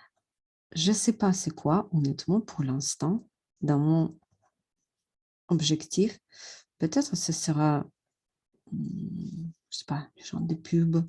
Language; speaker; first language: French; non-native, fluent; Russian